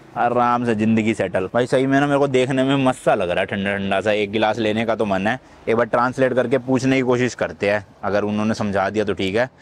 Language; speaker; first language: Hindi; native; Hindi